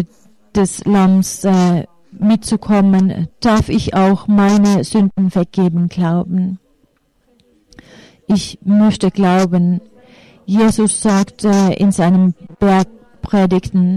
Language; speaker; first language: German; non-native, fluent; Finnish